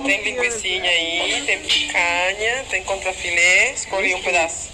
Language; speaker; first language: Portuguese; non-native, fluent; Spanish